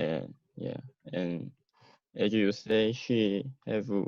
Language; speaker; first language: English; non-native, learner; Korean